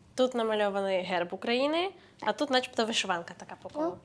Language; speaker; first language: Polish; non-native, learner; Ukrainian